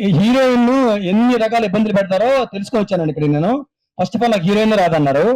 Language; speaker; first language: Telugu; native; Telugu